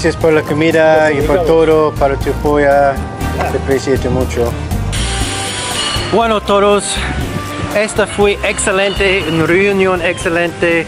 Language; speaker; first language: Spanish; non-native, learner; English